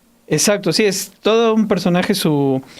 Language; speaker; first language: Spanish; native; Spanish